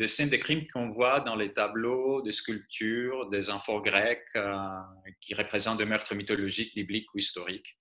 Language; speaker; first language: French; non-native, fluent; Greek